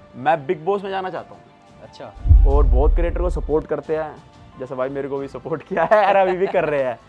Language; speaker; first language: Hindi; native; Hindi